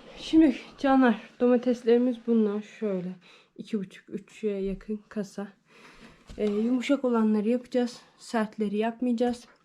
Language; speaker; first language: Turkish; native; Turkish